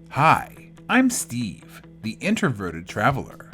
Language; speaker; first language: English; native; English